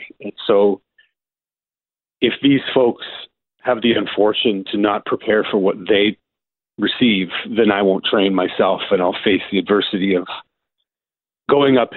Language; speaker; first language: English; native; English